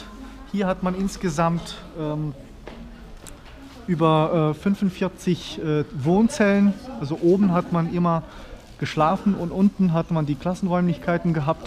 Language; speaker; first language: German; non-native, fluent; Uzbek